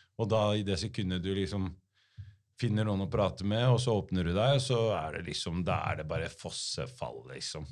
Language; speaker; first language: Norwegian; early bilingual, other home language; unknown